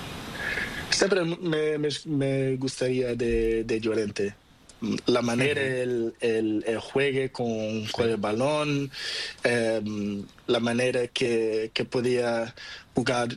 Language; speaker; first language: Spanish; non-native, learner; Portuguese